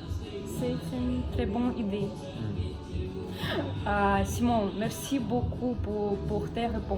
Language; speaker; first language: French; non-native, learner; Russian